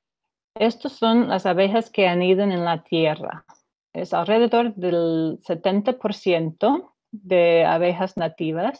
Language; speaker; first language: Spanish; non-native, fluent; English